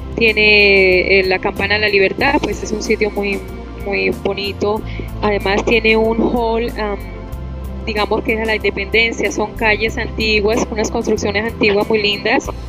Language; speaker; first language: Spanish; native; Spanish